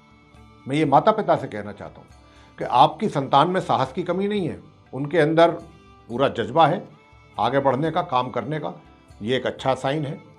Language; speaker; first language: Hindi; native; Hindi